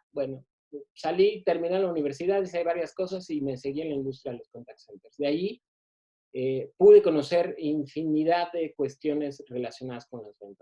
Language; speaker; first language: Spanish; native; Spanish